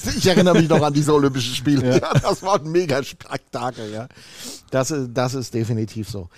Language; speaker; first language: German; native; German